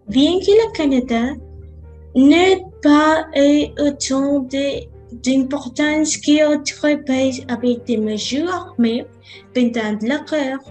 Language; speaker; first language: French; non-native, learner; Spanish